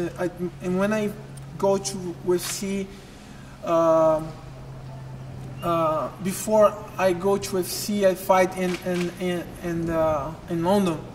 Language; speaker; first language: English; non-native, learner; Portuguese